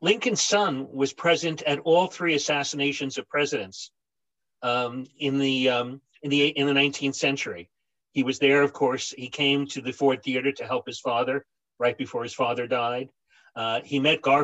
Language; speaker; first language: English; native; English